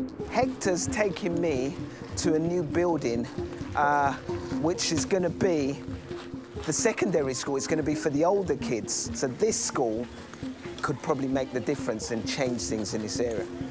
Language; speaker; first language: English; native; English